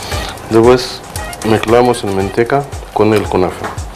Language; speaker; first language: Spanish; non-native, learner; Arabic